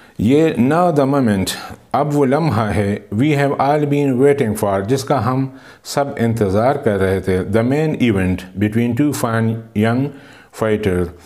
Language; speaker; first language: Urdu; non-native, local second language; Pashto